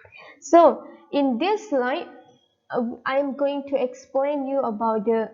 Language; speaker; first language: English; non-native, fluent; Thai